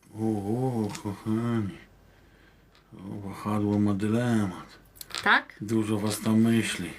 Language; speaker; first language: Polish; native; Polish